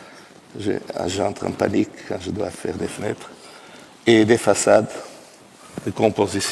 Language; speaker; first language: French; non-native, fluent; Portuguese